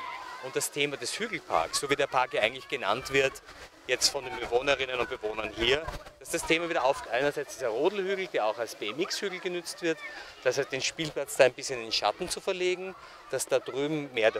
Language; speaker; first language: German; native; German